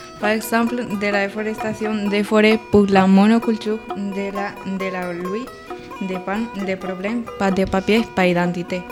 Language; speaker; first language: French; non-native, learner; Spanish